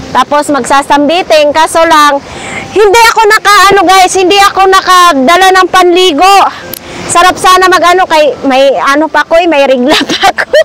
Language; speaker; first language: Filipino; non-native, local second language; Masbatenyo